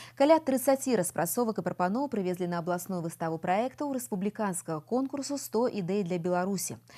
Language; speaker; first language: Belarusian; non-native, local second language; Russian